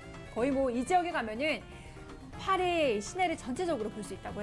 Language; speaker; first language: Korean; native; Korean